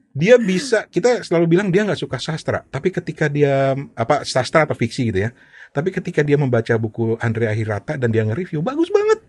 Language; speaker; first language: Indonesian; native; Indonesian